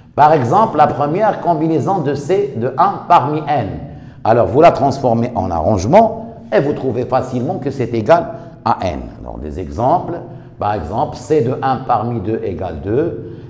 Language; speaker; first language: French; non-native, local second language; Arabic